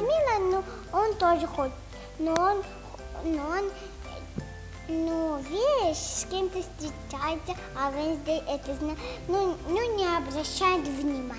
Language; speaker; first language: Russian; non-native, learner; Tajik